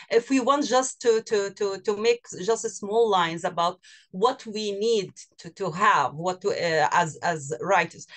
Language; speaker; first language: English; non-native, fluent; Arabic